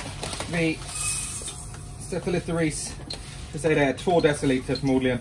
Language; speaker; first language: Swedish; non-native, fluent; English